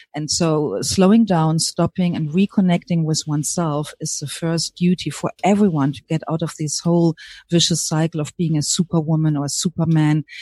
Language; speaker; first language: English; non-native, fluent; German